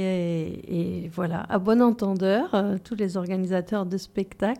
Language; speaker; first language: French; native; French